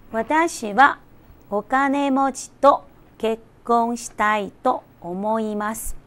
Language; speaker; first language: Japanese; non-native, fluent; Chinese